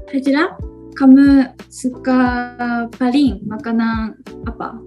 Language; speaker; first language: Indonesian; non-native, learner; Chinese